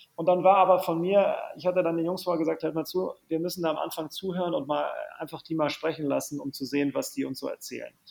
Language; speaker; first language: German; native; German